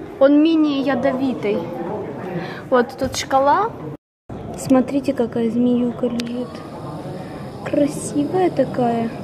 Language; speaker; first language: Russian; native; Russian